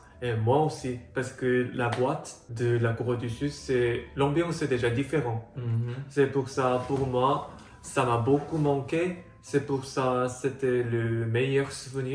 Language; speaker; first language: French; non-native, fluent; Korean